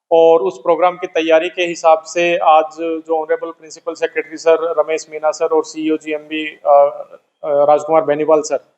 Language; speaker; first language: Hindi; non-native, local second language; Gujarati